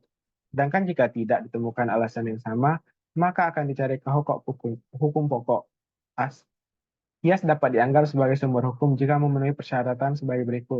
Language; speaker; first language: Indonesian; native; Indonesian